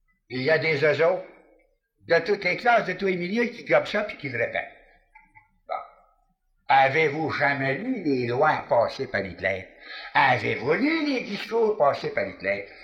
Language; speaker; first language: French; native; French